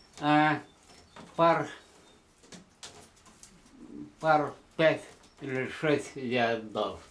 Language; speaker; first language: Russian; non-native, local second language; Ukrainian